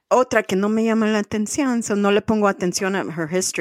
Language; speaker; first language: Spanish; early bilingual, heritage; Spanish